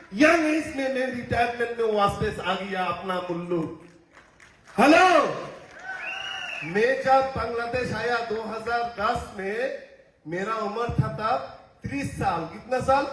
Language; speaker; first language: Hindi; non-native, learner; Bangla